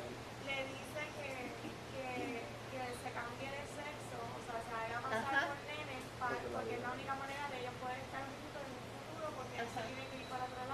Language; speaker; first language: Spanish; native; Spanish